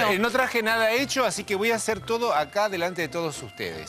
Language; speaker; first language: Spanish; native; Spanish